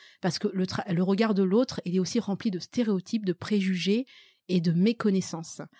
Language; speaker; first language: French; early bilingual, other home language; Malagasy